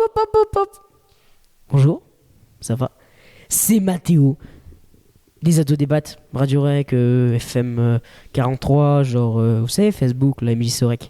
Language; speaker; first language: French; native; French